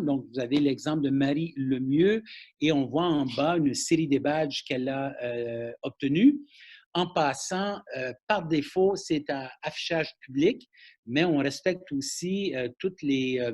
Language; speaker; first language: French; native; French